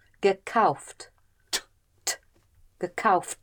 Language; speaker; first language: German; non-native, learner; English